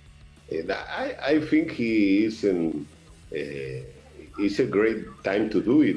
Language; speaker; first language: English; non-native, learner; Spanish